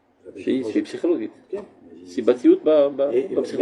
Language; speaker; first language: Hebrew; non-native, fluent; French